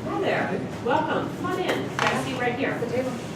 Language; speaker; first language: English; native; English